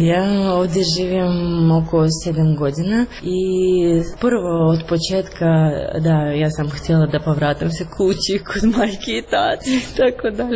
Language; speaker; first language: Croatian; non-native, learner; Russian